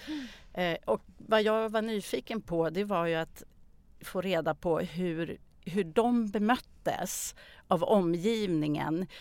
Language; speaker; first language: Swedish; native; Swedish